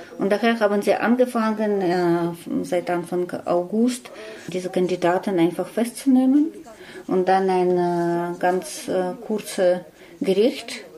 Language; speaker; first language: German; non-native, fluent; Russian